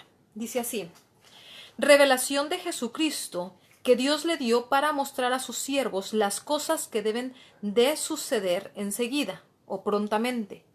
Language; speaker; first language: Spanish; native; Spanish